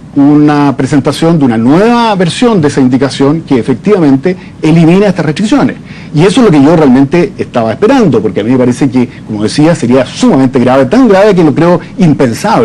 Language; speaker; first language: Spanish; native; Spanish